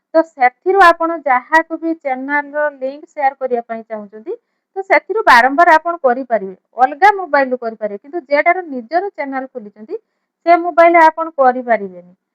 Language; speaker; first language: Odia; native; Odia